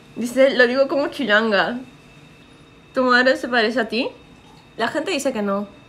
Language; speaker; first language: Spanish; early bilingual, heritage; Spanish